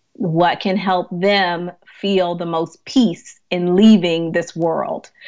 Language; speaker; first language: English; native; English